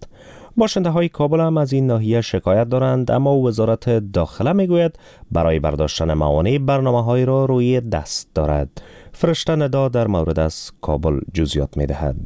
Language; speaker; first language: Persian; native; Persian